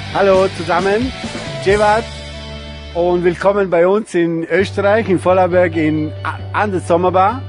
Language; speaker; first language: German; non-native, fluent; Portuguese